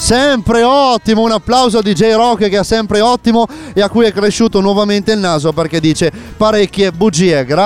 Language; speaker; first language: Italian; native; Italian